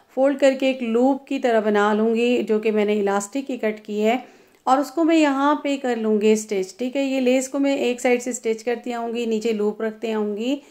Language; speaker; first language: Urdu; non-native, local second language; Punjabi